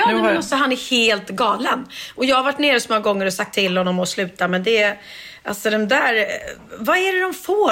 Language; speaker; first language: Swedish; native; Swedish